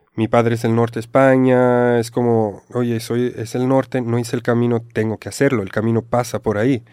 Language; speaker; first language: Spanish; non-native, fluent; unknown